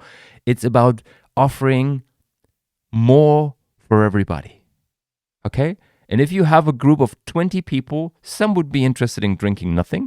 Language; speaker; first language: English; non-native, fluent; German